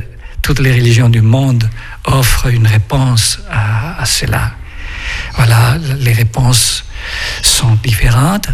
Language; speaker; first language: French; non-native, fluent; Spanish